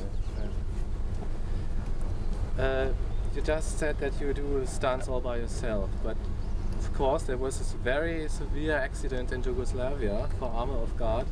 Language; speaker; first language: English; non-native, fluent; German